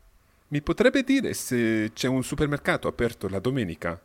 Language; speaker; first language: Italian; non-native, fluent; English